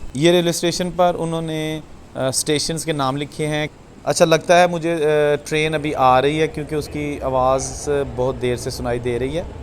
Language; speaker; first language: Urdu; non-native, local second language; Punjabi